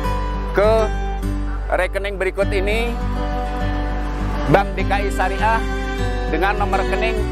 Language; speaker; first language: Indonesian; native; Indonesian